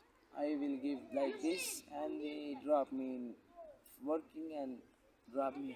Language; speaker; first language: English; non-native, local second language; Punjabi